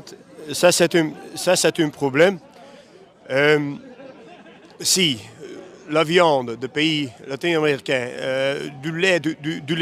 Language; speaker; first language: French; non-native, local second language; Dutch